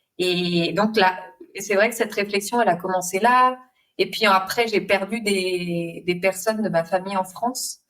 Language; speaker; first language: French; non-native, fluent; Spanish